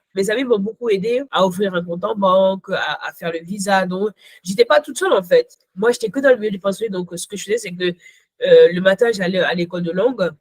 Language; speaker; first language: French; early bilingual, other home language; Ghomala